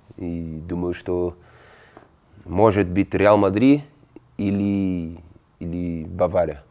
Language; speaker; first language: Russian; non-native, fluent; Portuguese